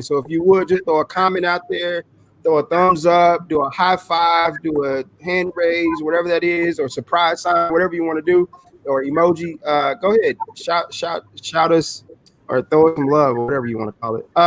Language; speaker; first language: English; native; English